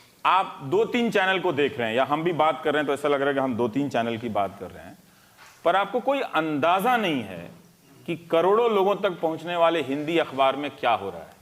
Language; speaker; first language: Hindi; native; Hindi